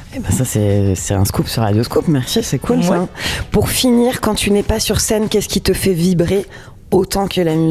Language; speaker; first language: French; native; French